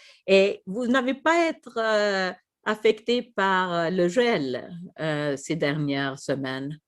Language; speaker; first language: French; non-native, fluent; Swedish